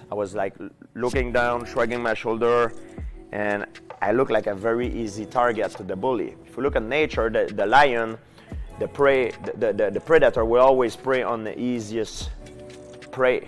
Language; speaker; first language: English; non-native, local second language; French